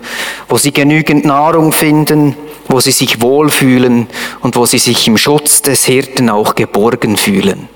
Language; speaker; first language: German; native; German